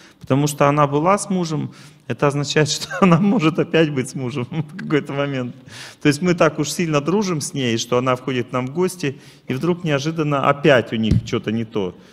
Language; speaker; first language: Russian; native; Russian